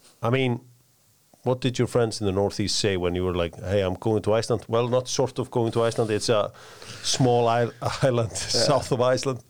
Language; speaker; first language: English; non-native, fluent; Icelandic